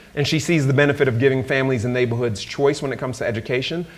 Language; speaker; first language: English; native; English